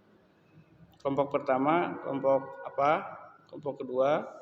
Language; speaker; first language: Indonesian; native; Indonesian